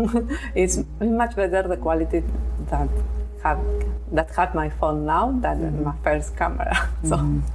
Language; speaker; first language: English; non-native, learner; Spanish